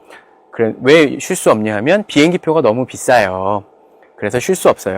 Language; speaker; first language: Korean; native; Korean